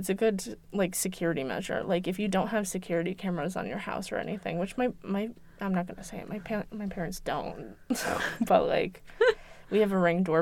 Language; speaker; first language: English; native; English